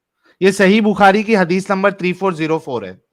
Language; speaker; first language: Hindi; native; Hindi